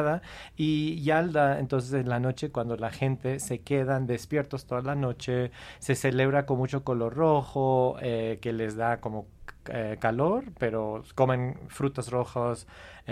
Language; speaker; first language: Spanish; non-native, fluent; English